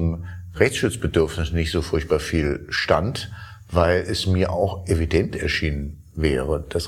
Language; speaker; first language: German; native; German